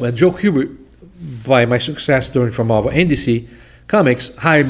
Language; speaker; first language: English; non-native, fluent; Portuguese